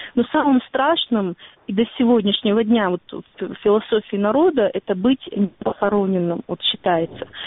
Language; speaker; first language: Russian; non-native, local second language; Ingush